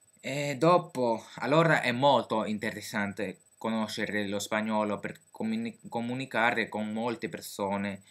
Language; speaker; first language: Italian; non-native, fluent; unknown